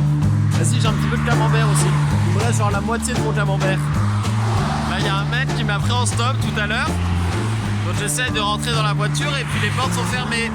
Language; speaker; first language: French; native; French